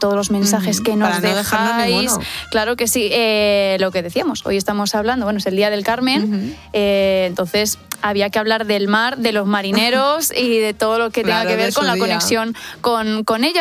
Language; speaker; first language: Spanish; native; Spanish